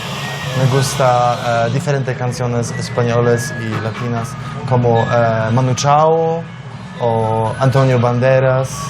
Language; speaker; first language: Spanish; non-native, learner; Polish